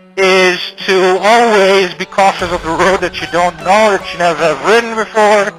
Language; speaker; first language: English; non-native, local second language; Filipino